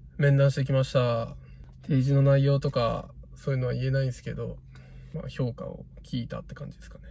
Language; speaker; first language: Japanese; native; Japanese